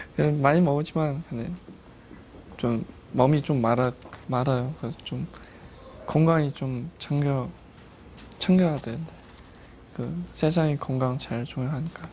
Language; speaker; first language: Korean; non-native, learner; Chinese